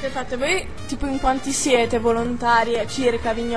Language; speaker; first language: Italian; native; Italian